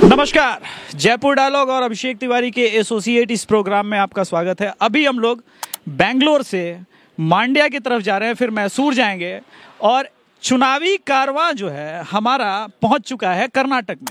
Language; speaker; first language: Hindi; native; Hindi